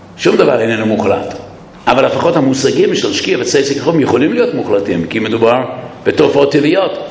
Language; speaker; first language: Hebrew; non-native, fluent; English